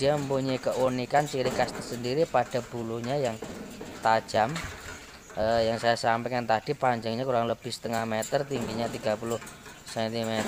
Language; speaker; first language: Indonesian; non-native, local second language; Javanese